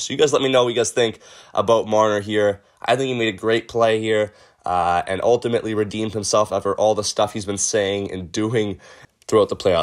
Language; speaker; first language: English; native; English